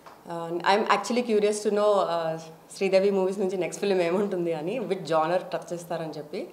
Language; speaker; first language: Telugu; native; Telugu